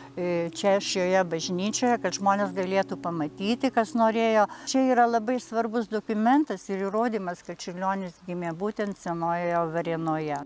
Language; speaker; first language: Lithuanian; native; Lithuanian